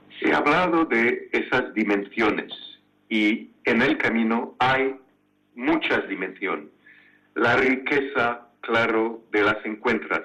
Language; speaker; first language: Spanish; non-native, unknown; French